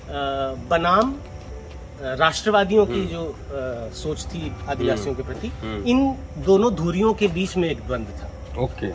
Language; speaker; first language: Hindi; native; Hindi